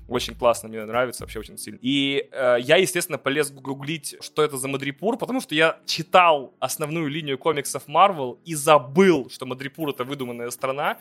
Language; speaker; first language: Russian; native; Russian